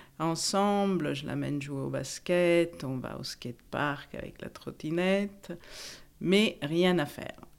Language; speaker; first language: French; non-native, fluent; Italian